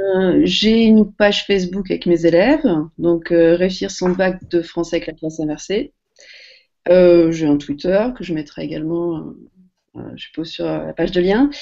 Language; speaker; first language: French; native; French